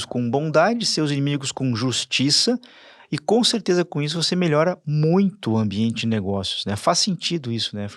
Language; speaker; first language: Portuguese; native; Portuguese